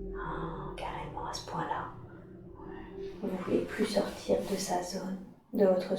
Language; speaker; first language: French; native; French